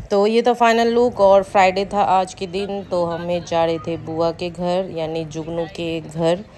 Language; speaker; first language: Hindi; native; Hindi